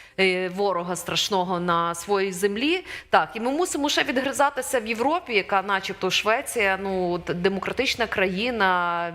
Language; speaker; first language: Ukrainian; native; Ukrainian